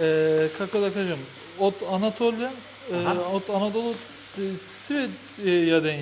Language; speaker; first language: Macedonian; non-native, learner; Turkish